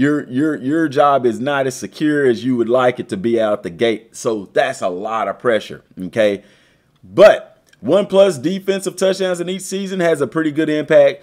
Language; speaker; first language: English; native; English